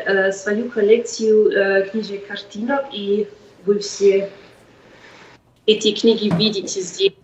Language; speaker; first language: Russian; non-native, fluent; German